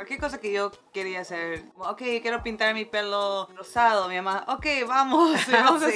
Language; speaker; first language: Spanish; early bilingual, heritage; Spanish